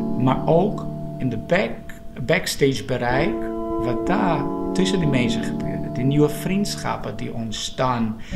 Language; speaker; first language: Dutch; non-native, fluent; Portuguese